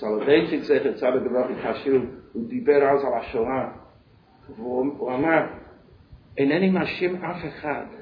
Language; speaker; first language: Hebrew; non-native, fluent; English